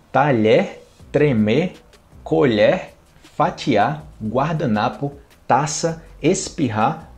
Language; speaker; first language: Portuguese; native; Portuguese